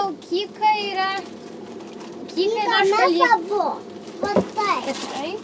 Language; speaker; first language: Lithuanian; early bilingual, heritage; Lithuanian